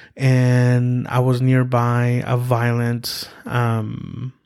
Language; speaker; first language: English; early bilingual, other home language; Spanish